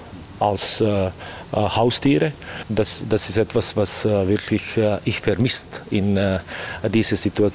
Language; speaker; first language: German; non-native, learner; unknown